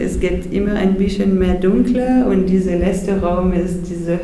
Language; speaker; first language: German; non-native, learner; French